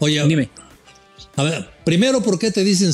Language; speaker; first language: Spanish; native; Spanish